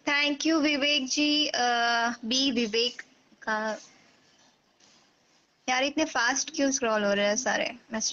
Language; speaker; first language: Hindi; native; Hindi